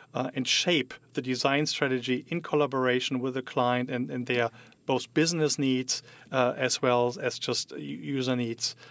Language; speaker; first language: English; non-native, fluent; German